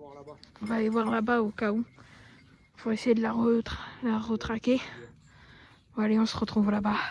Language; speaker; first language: French; native; French